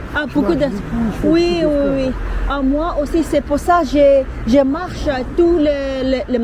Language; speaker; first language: French; non-native, learner; Zulu